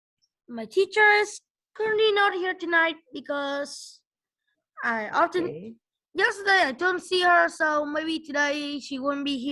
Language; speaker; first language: English; non-native, learner; Vietnamese